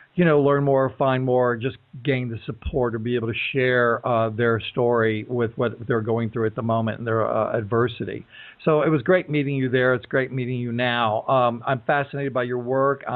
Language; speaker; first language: English; native; English